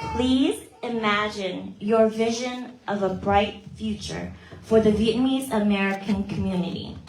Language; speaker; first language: English; early bilingual, other home language; Vietnamese